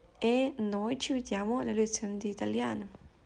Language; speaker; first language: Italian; non-native, fluent; Russian